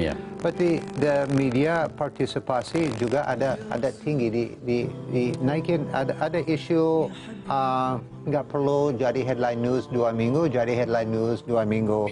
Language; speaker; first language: Indonesian; non-native, fluent; English